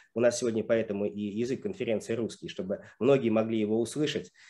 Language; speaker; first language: Russian; native; Russian